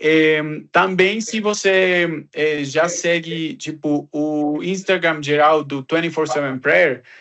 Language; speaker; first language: Portuguese; non-native, fluent; Spanish